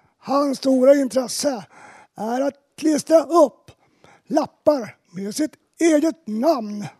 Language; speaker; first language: Swedish; native; Swedish